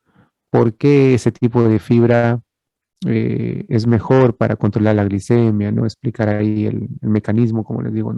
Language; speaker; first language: Spanish; native; Spanish